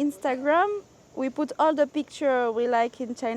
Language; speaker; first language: English; non-native, learner; French